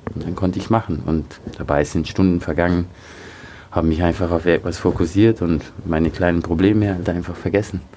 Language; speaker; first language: German; early bilingual, other home language; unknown